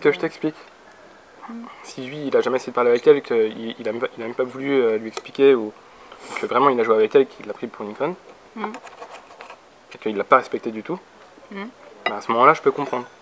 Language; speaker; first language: French; native; French